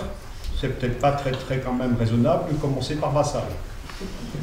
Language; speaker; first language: French; native; French